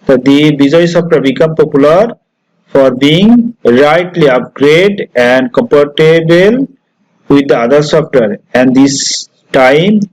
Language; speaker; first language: English; non-native, local second language; Bangla